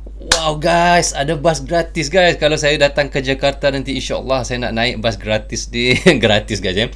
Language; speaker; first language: Malay; native; Malay